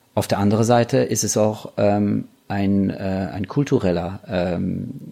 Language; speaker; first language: German; non-native, fluent; French